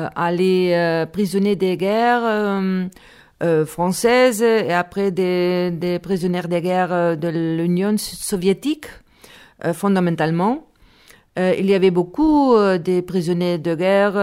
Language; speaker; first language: French; non-native, learner; Spanish